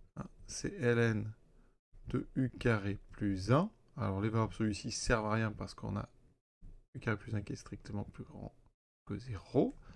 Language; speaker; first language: French; native; French